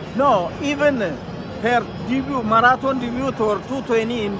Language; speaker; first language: English; non-native, learner; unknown